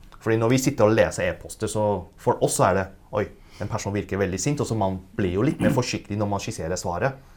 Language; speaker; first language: Norwegian; early bilingual, other home language; Cantonese